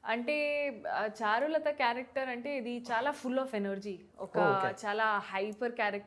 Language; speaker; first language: Telugu; non-native, local second language; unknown